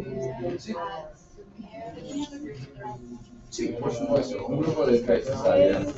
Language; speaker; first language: Spanish; non-native, learner; English